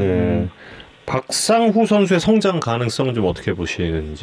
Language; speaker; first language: Korean; native; Korean